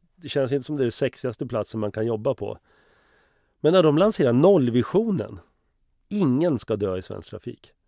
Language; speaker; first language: Swedish; native; Swedish